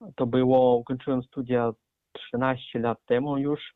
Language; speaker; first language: Polish; non-native, fluent; Russian